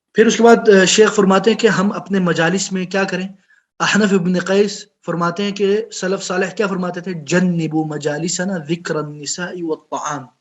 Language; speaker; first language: Urdu; non-native, local second language; Pashto